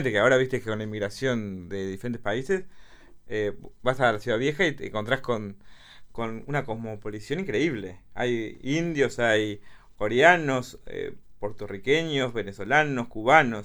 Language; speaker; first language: Spanish; native; Spanish